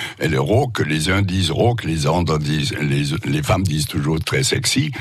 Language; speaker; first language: French; non-native, fluent; German